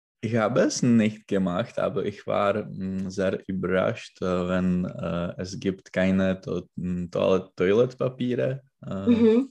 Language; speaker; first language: German; non-native, learner; Czech